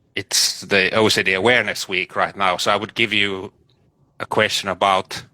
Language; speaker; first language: English; non-native, fluent; Finnish